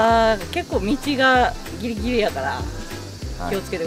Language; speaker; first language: Japanese; native; Japanese